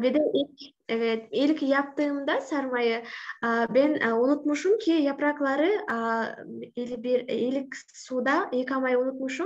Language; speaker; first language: Turkish; non-native, learner; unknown